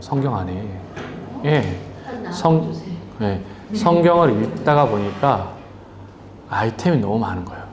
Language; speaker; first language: Korean; native; Korean